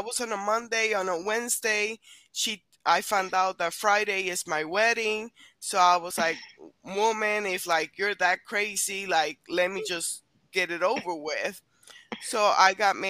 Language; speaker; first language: English; non-native, fluent; Spanish